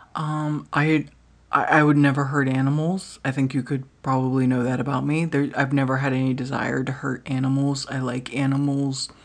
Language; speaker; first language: English; native; English